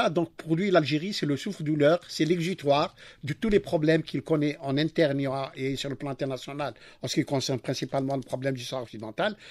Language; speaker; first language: French; non-native, local second language; Arabic